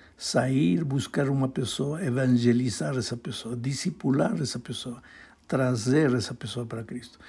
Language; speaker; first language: Portuguese; non-native, fluent; Spanish